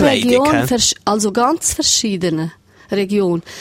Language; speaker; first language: German; non-native, learner; Serbian